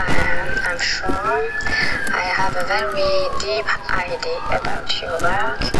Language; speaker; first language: English; non-native, fluent; French